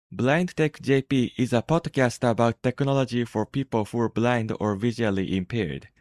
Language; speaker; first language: English; non-native, learner; Japanese